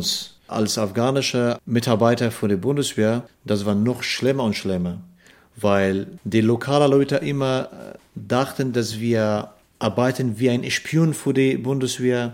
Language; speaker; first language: German; non-native, learner; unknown